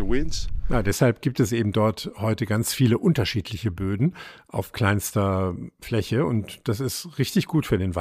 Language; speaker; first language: German; native; German